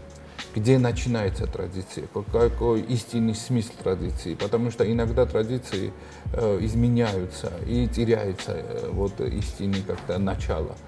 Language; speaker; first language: Russian; non-native, fluent; Georgian